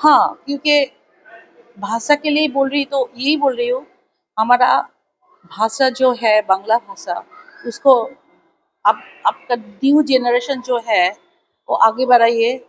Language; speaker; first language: Hindi; non-native, local second language; Bangla